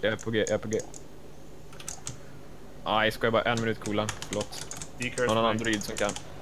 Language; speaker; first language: Swedish; native; Swedish